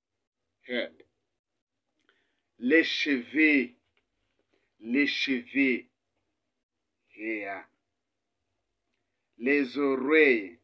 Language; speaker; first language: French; non-native, fluent; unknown